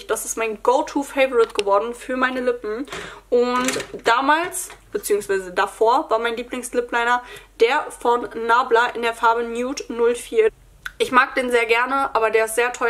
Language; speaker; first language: German; native; German